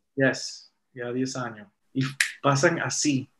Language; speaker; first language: Spanish; early bilingual, heritage; Spanish